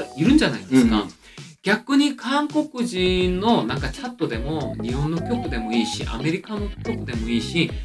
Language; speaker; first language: Japanese; non-native, fluent; Korean